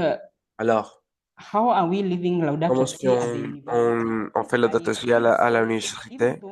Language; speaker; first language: French; non-native, learner; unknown